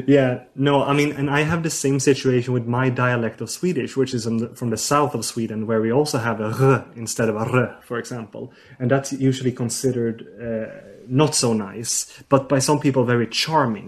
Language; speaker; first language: English; non-native, fluent; Swedish